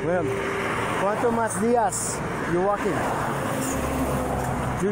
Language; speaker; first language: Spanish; non-native, learner; English